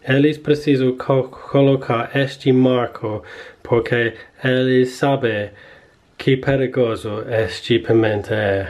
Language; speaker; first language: Portuguese; non-native, learner; English